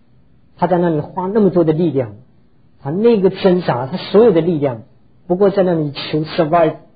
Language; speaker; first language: Chinese; native; Chinese